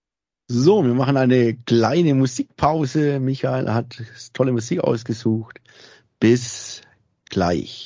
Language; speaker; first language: German; native; German